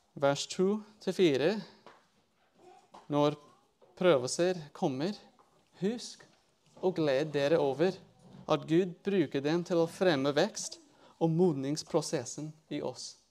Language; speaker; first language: Norwegian; non-native, fluent; English